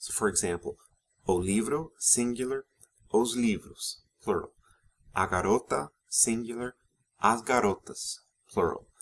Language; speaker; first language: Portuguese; non-native, fluent; English